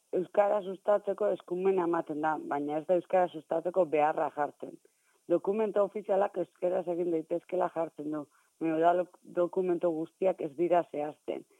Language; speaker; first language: Basque; native; Basque